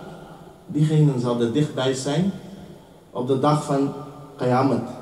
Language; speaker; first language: Dutch; early bilingual, heritage; Urdu